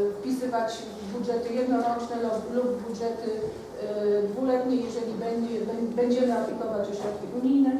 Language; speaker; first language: Polish; native; Polish